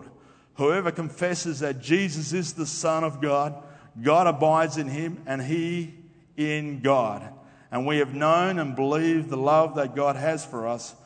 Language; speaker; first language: English; native; English